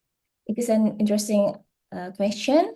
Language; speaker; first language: English; non-native, learner; Indonesian